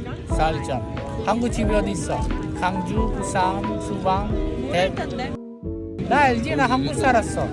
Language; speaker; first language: Korean; non-native, learner; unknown